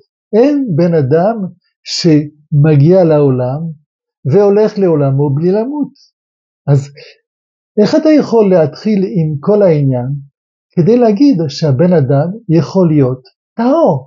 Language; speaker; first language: Hebrew; non-native, fluent; French